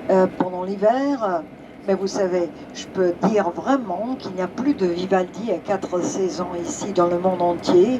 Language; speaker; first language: French; non-native, fluent; Serbian